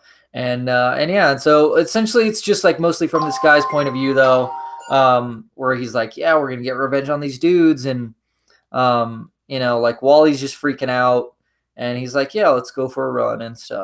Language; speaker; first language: English; native; English